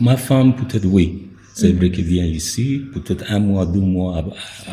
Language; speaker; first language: French; non-native, learner; Persian